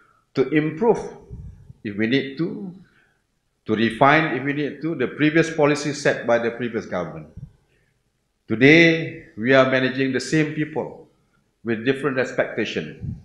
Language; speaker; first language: English; non-native, local second language; Malay